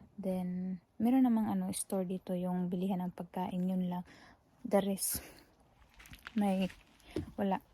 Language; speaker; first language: Filipino; non-native, local second language; Cebuano